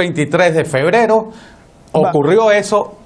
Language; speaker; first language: Spanish; native; Spanish